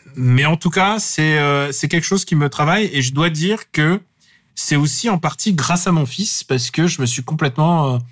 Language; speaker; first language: French; non-native, fluent; Russian